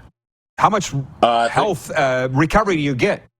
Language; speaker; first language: English; native; English